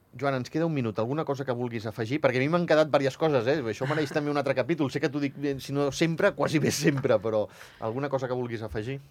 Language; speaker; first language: Catalan; native; Catalan